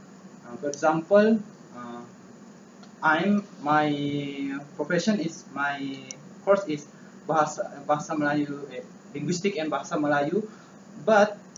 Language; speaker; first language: English; non-native, learner; Malay